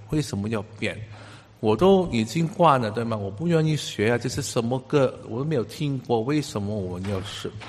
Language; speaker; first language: Chinese; non-native, local second language; Cantonese